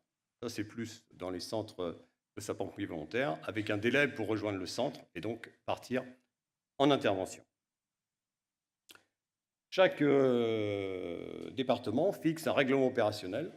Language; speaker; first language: French; native; French